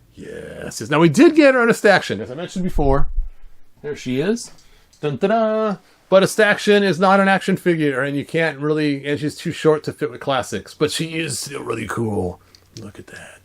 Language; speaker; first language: English; native; English